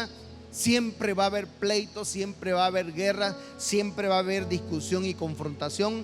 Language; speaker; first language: Spanish; native; Spanish